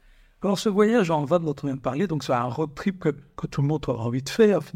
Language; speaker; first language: French; native; French